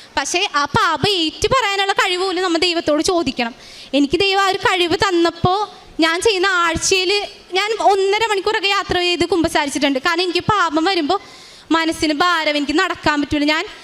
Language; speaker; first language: Malayalam; native; Malayalam